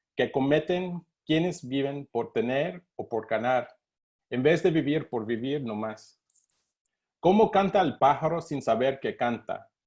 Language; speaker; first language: Spanish; non-native, learner; English